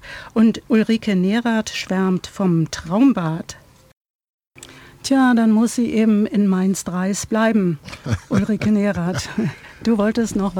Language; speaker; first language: German; native; German